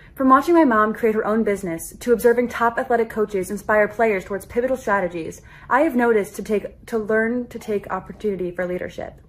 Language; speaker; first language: English; native; English